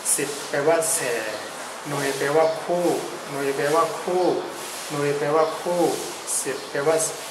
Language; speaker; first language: Thai; non-native, fluent; Burmese